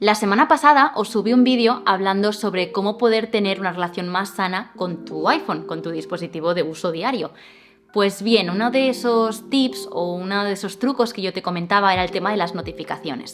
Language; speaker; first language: Spanish; native; Spanish